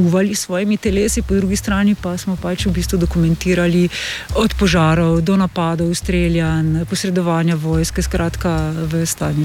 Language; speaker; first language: Slovenian; native; Slovenian